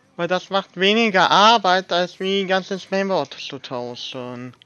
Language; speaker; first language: German; native; German